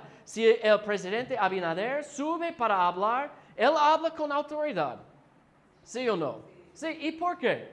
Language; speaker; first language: Spanish; non-native, fluent; English